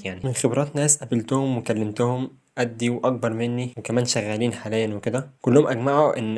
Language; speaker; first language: Arabic; native; Arabic